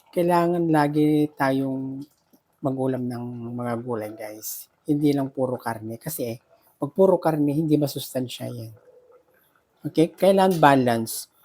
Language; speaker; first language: Filipino; non-native, local second language; Iloko